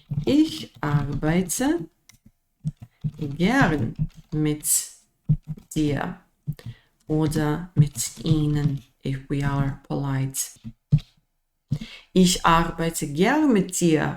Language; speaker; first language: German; non-native, fluent; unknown